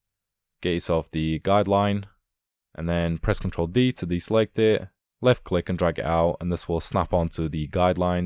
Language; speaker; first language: English; native; English